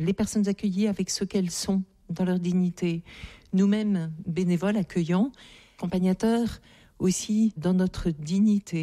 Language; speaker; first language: French; native; French